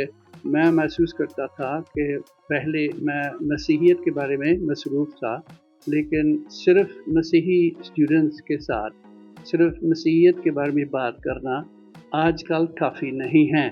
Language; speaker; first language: Hindi; non-native, fluent; Dutch